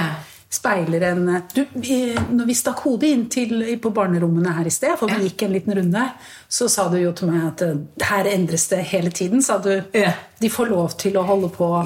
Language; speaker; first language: Norwegian; native; Norwegian